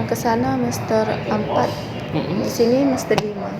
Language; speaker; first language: Indonesian; non-native, learner; Malay